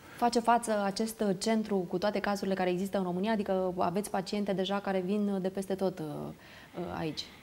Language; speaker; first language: Romanian; native; Romanian